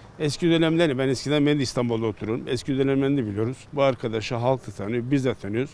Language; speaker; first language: Turkish; non-native, local second language; Kurdish